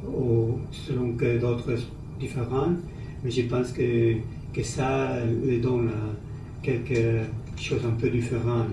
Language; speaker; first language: French; non-native, learner; Spanish